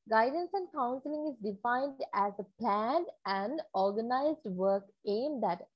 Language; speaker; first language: English; non-native, local second language; Sinhala